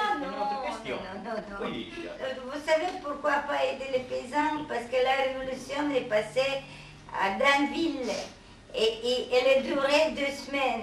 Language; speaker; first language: French; non-native, fluent; Hungarian